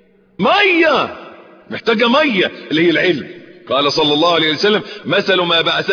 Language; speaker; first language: Arabic; native; Arabic